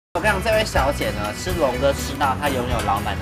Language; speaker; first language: Chinese; native; Chinese